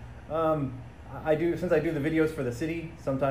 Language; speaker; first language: English; native; English